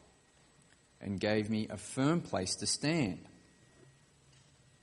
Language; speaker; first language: English; native; English